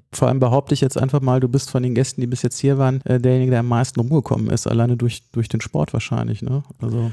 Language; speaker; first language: German; native; German